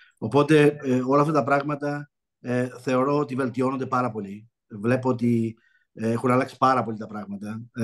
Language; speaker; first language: Greek; early bilingual, heritage; Greek